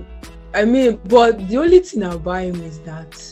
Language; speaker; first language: English; non-native, local second language; Yoruba